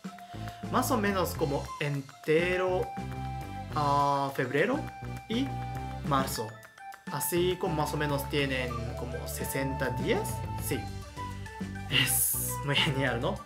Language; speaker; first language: Spanish; non-native, fluent; Japanese